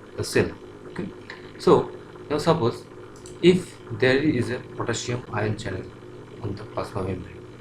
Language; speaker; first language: English; non-native, local second language; Bangla